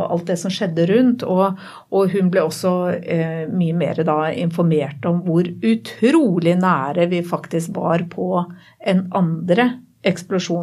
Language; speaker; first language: Norwegian; native; Norwegian